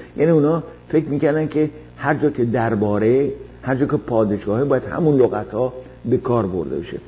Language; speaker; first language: Persian; native; Persian